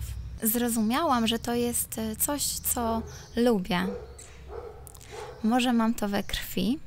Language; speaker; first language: Polish; non-native, local second language; Ukrainian